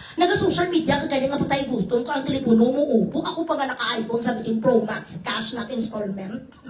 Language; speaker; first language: Filipino; non-native, local second language; Hiligaynon